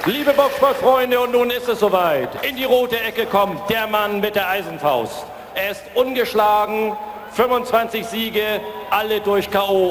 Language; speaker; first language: German; native; German